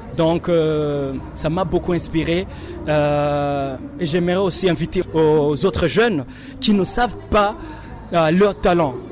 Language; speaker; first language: French; non-native, local second language; Rundi